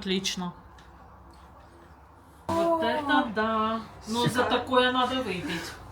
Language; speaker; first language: Russian; native; Russian